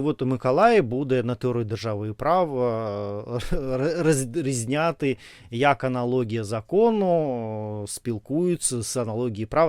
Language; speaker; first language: Ukrainian; non-native, learner; Russian